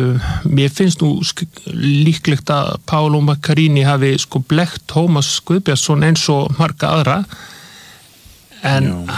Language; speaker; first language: Icelandic; native; Icelandic